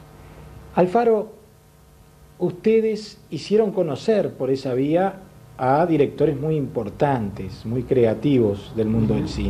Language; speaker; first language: Spanish; native; Spanish